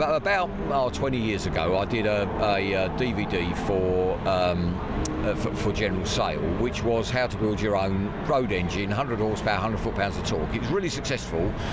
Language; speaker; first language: English; native; English